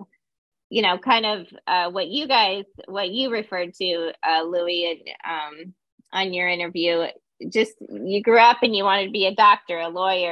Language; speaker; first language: English; native; English